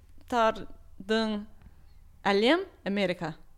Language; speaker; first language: Kazakh; non-native, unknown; English